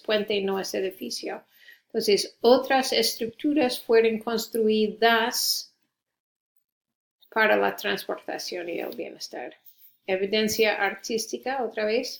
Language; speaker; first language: Spanish; non-native, fluent; English